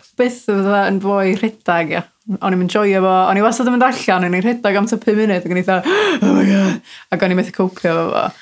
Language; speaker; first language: Welsh; native; Welsh